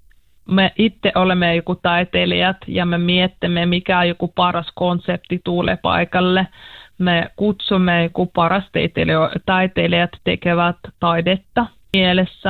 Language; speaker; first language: Finnish; non-native, learner; Russian